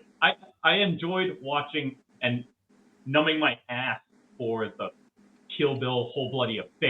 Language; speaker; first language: English; native; English